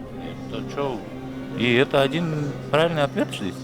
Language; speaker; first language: Russian; non-native, local second language; Kyrgyz